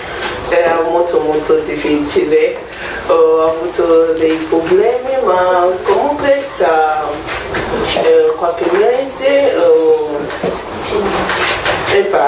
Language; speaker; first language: Italian; non-native, learner; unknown